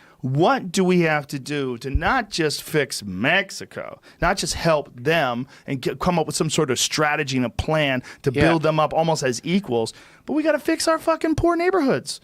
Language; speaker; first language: English; native; English